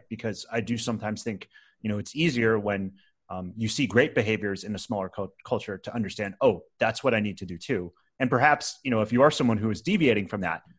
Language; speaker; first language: English; native; English